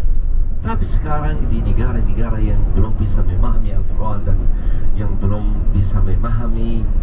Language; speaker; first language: Indonesian; non-native, fluent; Arabic